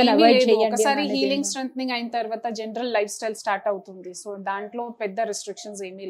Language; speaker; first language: Telugu; non-native, local second language; Hindi